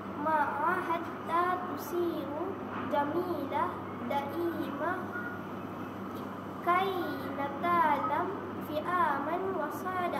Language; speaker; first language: Arabic; non-native, learner; Malay